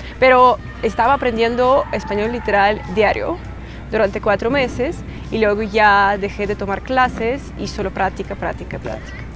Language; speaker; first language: Spanish; non-native, fluent; Russian